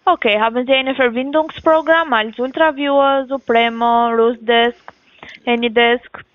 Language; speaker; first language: German; non-native, learner; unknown